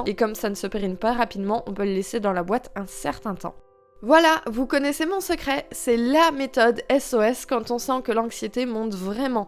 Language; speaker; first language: French; native; French